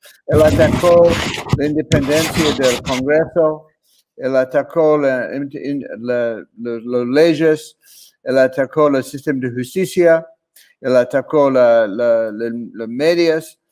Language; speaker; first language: Spanish; non-native, fluent; English